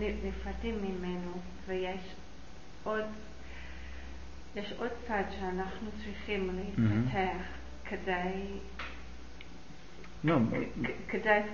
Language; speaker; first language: Hebrew; non-native, fluent; English